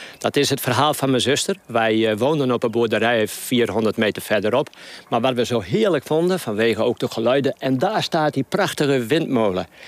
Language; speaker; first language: Dutch; non-native, local second language; Western Frisian